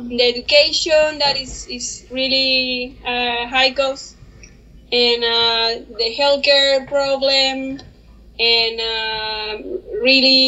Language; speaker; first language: English; non-native, learner; Spanish